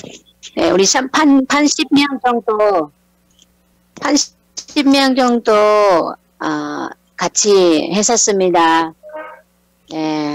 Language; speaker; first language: Korean; non-native, learner; Thai